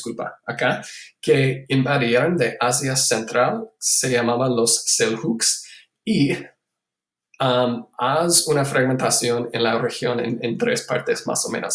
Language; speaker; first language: Spanish; non-native, fluent; English